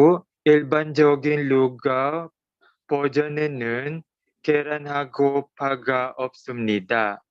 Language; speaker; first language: Korean; non-native, learner; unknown